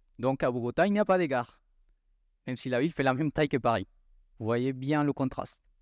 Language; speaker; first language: French; non-native, fluent; Spanish